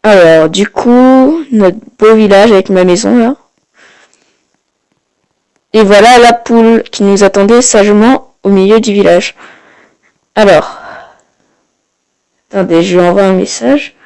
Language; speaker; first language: French; native; French